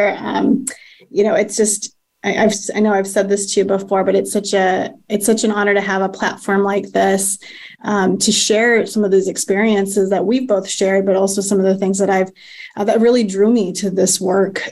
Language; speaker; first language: English; native; English